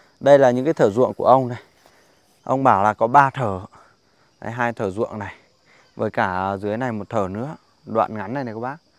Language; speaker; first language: Vietnamese; non-native, local second language; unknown